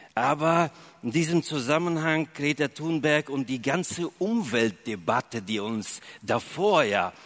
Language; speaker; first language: German; early bilingual, other home language; Russian